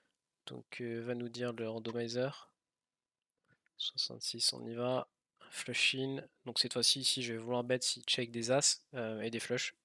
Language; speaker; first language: French; native; French